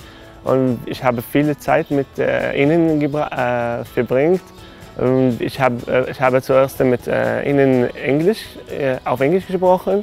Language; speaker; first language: German; non-native, learner; Arabic